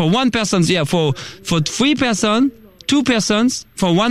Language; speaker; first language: English; non-native, learner; French